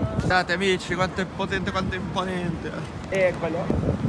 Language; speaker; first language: Italian; native; Italian